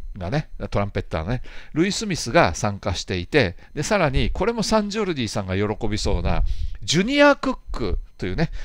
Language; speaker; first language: Japanese; native; Japanese